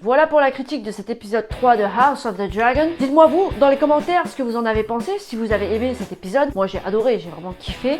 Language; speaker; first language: French; native; French